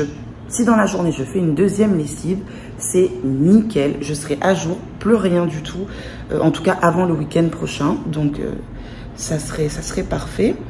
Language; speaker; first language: French; native; French